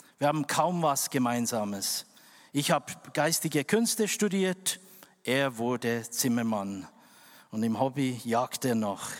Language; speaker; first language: German; non-native, fluent; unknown